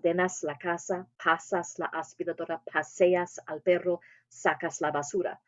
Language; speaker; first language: Spanish; non-native, fluent; English